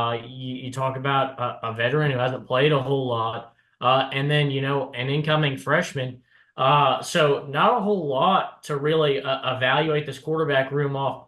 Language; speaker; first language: English; native; English